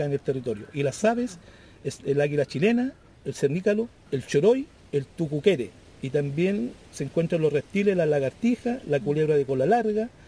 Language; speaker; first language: Spanish; native; Spanish